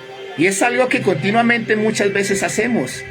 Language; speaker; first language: Spanish; native; Spanish